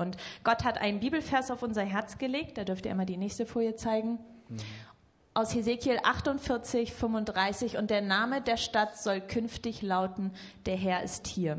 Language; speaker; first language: German; native; German